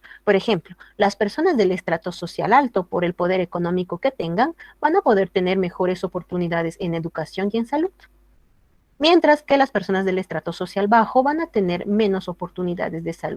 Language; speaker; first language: Spanish; native; Spanish